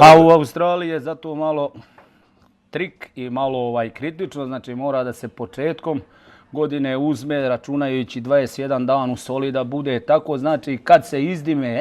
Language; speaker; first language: Bosnian; native; Bosnian